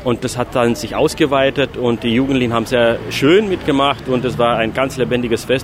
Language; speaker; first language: German; native; German